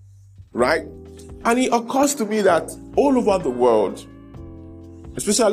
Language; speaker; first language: English; non-native, local second language; Igbo